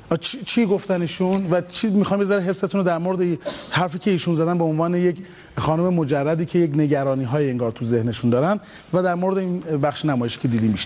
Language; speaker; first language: Persian; native; Persian